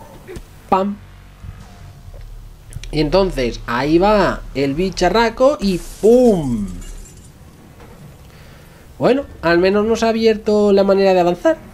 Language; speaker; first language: Spanish; native; Spanish